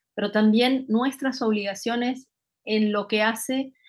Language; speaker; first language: Spanish; native; Spanish